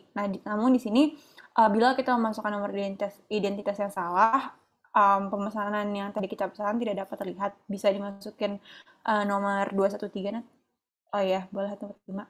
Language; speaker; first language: Indonesian; native; Indonesian